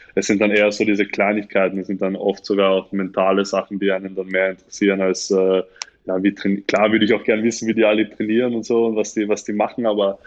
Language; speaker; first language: German; native; German